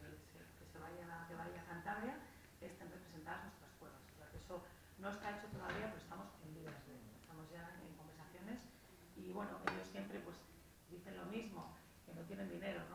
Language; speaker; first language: Spanish; native; Spanish